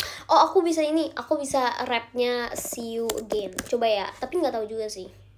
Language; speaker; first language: Indonesian; native; Indonesian